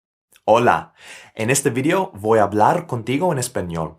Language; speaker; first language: Spanish; non-native, fluent; English